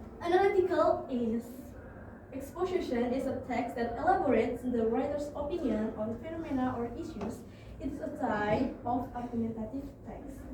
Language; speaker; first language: English; non-native, learner; Indonesian